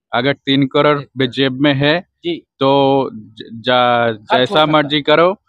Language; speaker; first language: Hindi; non-native, local second language; Bangla